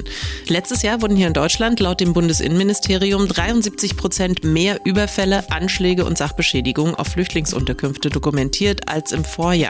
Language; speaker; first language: German; native; German